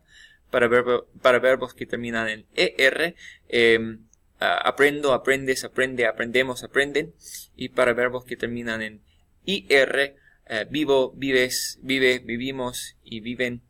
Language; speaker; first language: Spanish; non-native, fluent; English